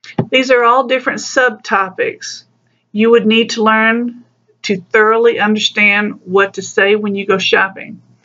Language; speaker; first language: English; native; English